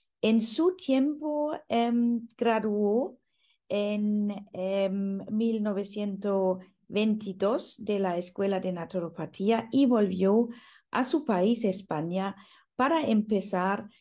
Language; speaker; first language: Spanish; non-native, fluent; German